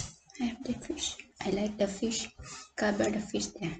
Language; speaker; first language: English; non-native, local second language; Cebuano